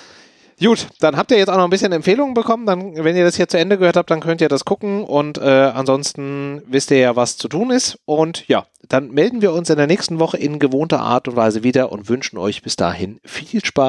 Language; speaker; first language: German; native; German